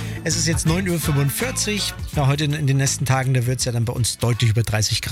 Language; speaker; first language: German; native; German